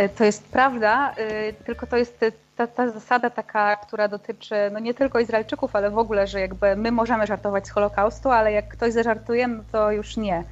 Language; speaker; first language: Polish; native; Polish